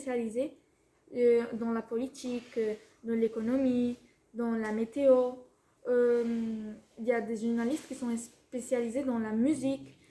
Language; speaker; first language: French; non-native, fluent; Spanish